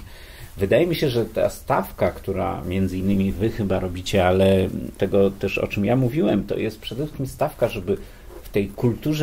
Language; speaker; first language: Polish; native; Polish